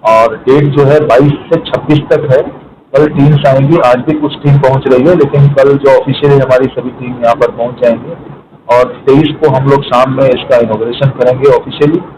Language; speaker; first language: Hindi; native; Hindi